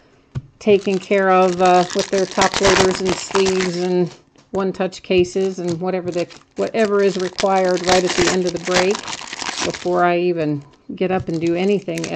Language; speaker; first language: English; native; English